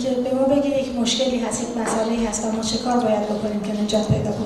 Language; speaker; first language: Persian; native; Persian